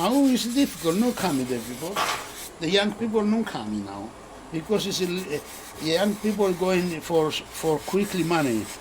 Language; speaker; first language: English; non-native, learner; Greek